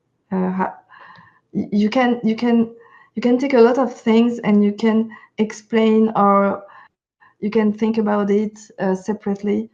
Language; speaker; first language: English; non-native, fluent; French